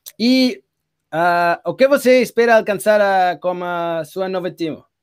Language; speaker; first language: Portuguese; non-native, learner; Spanish